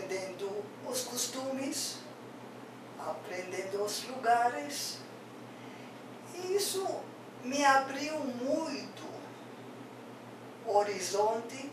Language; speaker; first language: Portuguese; non-native, fluent; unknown